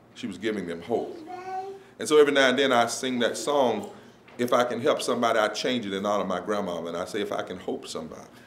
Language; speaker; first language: English; native; English